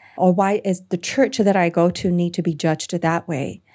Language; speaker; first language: English; non-native, local second language; Cantonese